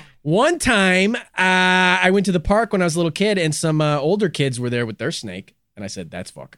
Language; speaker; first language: English; native; English